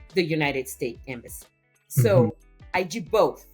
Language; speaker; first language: English; non-native, fluent; French